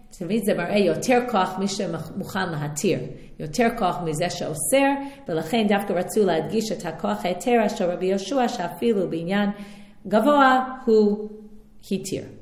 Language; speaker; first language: Hebrew; non-native, fluent; English